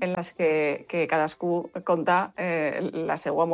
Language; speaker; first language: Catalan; non-native, local second language; Spanish